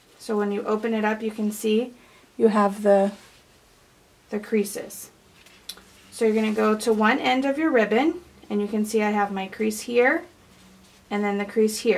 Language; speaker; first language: English; native; English